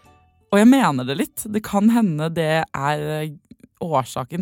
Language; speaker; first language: Norwegian; native; Norwegian